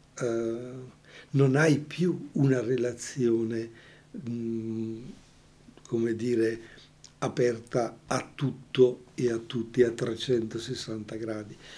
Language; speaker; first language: Italian; native; Italian